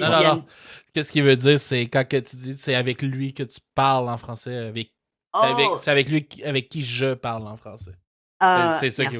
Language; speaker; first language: French; native; French